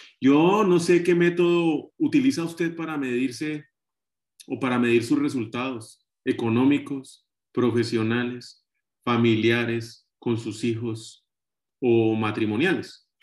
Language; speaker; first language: Spanish; native; Spanish